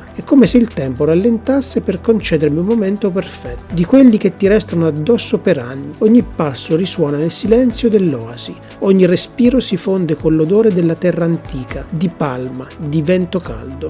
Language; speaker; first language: Italian; native; Italian